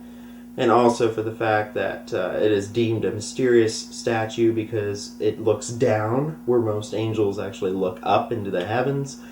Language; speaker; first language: English; native; English